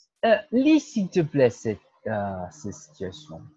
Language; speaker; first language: French; non-native, fluent; Portuguese